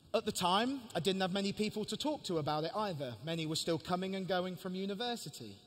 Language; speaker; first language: English; native; English